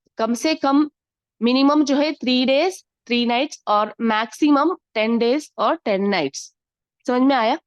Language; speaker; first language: Urdu; native; Urdu